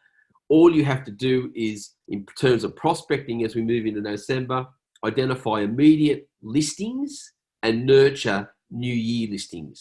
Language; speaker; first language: English; native; English